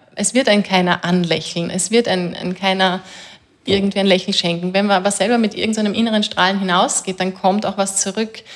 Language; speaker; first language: German; native; German